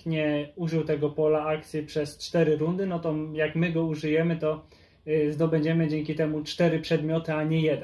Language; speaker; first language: Polish; native; Polish